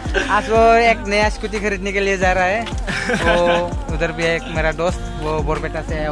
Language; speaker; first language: Hindi; non-native, local second language; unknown